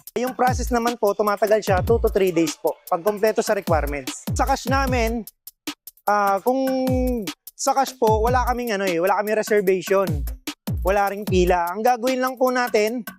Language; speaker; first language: Filipino; native; Filipino